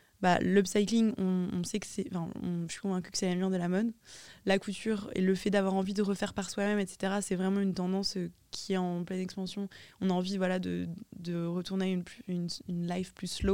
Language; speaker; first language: French; native; French